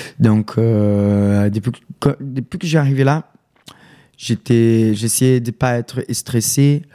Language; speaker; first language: French; non-native, learner; Portuguese